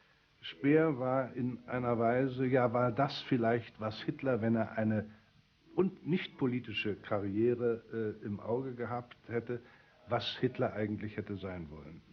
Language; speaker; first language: German; native; German